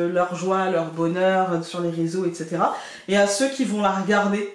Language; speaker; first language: French; native; French